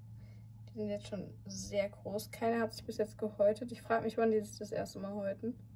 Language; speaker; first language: German; native; German